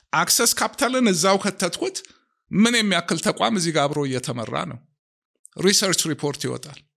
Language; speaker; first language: Amharic; native; Amharic